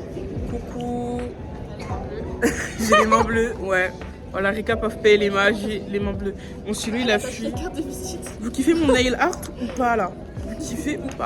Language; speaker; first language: French; native; French